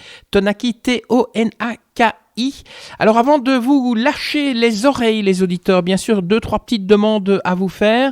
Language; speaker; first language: French; native; French